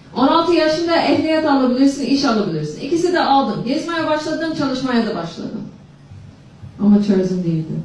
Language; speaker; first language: Turkish; non-native, fluent; English